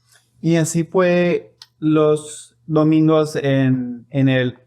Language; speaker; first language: Spanish; non-native, fluent; English